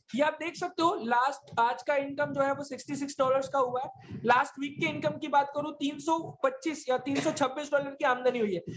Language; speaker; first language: Hindi; native; Hindi